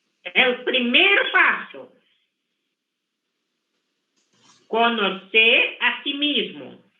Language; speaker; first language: Spanish; non-native, fluent; Portuguese